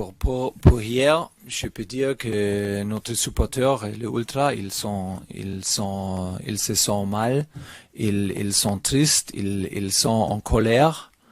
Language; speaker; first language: French; non-native, learner; German